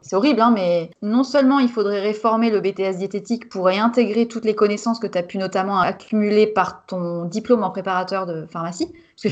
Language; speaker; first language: French; native; French